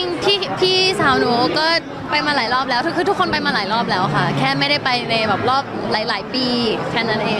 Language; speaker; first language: Thai; native; Thai